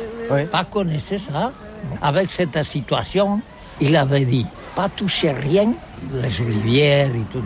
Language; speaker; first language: French; non-native, learner; Catalan